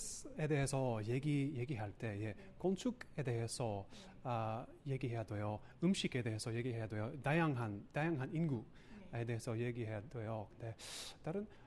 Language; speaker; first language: Korean; non-native, learner; English